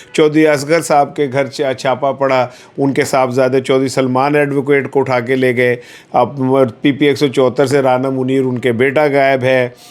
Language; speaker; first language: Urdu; non-native, local second language; Punjabi